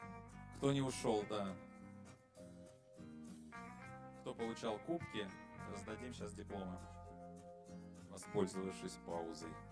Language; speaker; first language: Russian; native; Russian